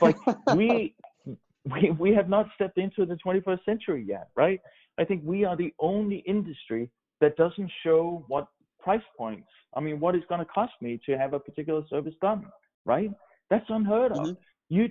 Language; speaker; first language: English; non-native, fluent; Danish